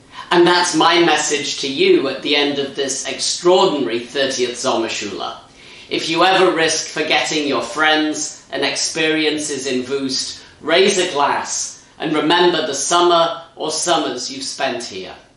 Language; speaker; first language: English; native; English